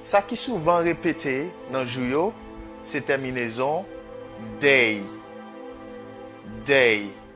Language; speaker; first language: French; non-native, local second language; Haitian Creole